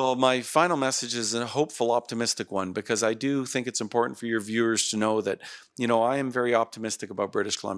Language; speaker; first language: English; native; English